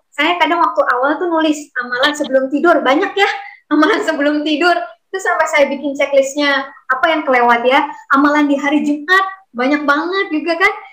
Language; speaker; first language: Indonesian; native; Indonesian